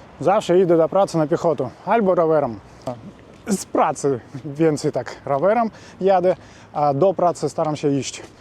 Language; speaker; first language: Polish; non-native, fluent; Russian